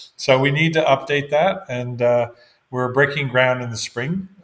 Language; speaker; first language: English; native; English